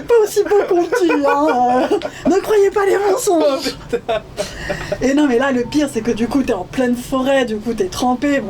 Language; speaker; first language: French; native; French